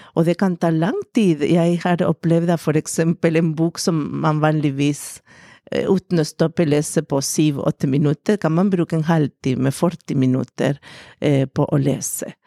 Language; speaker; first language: Norwegian; non-native, fluent; Spanish